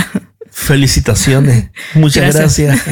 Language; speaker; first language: Spanish; native; Spanish